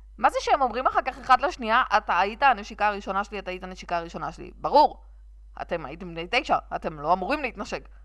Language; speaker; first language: Hebrew; native; Hebrew